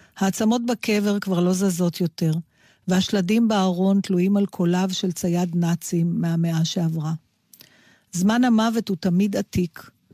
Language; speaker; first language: Hebrew; native; Hebrew